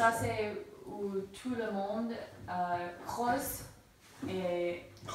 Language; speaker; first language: French; non-native, learner; English